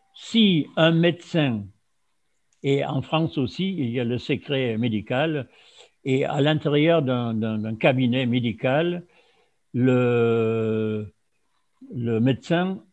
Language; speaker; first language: French; non-native, fluent; German